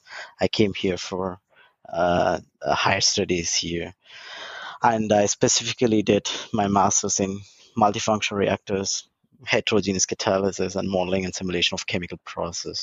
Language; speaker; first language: English; non-native, local second language; Tamil